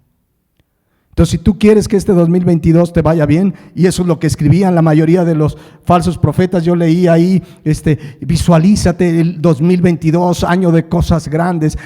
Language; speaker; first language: Spanish; native; Spanish